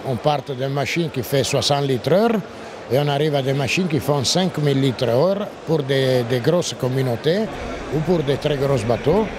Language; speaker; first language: French; non-native, fluent; Italian